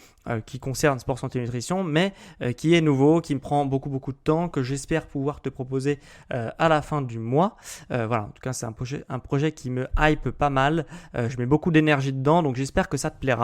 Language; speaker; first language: French; native; French